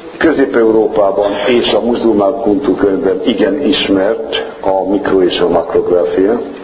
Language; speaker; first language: Hungarian; non-native, fluent; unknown